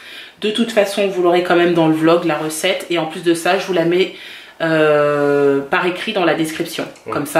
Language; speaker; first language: French; native; French